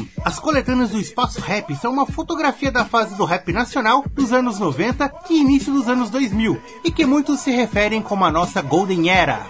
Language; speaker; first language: Portuguese; native; Portuguese